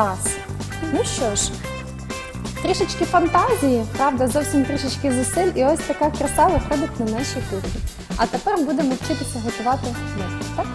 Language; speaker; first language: Ukrainian; native; Ukrainian